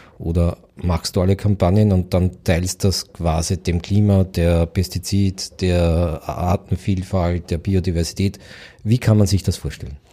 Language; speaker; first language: German; native; German